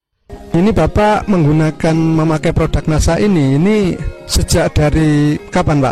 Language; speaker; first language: Indonesian; native; Indonesian